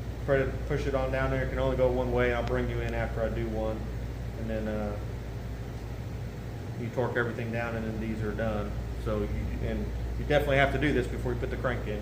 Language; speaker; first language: English; native; English